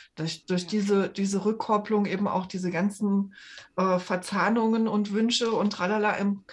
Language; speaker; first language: German; native; German